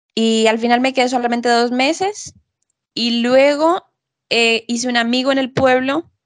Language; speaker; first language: Spanish; native; Spanish